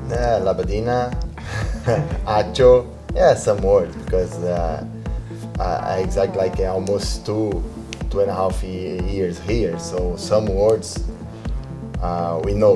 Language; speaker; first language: English; non-native, learner; Portuguese